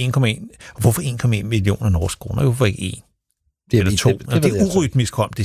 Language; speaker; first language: Danish; native; Danish